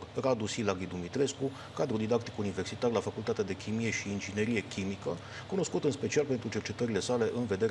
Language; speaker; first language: Romanian; native; Romanian